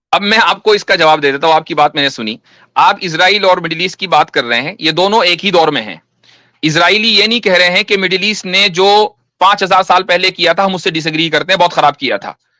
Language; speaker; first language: Hindi; native; Hindi